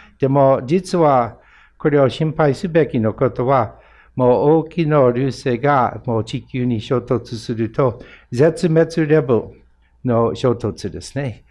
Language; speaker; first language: Japanese; non-native, fluent; English